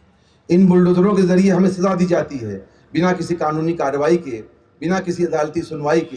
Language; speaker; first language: Hindi; native; Hindi